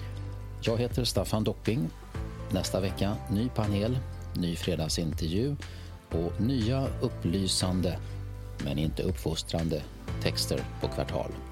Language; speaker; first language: Swedish; native; Swedish